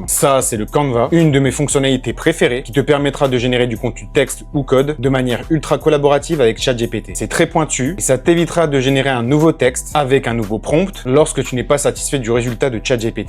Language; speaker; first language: French; native; French